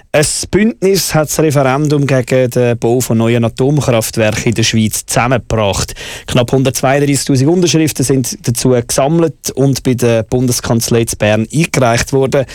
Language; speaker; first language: German; native; German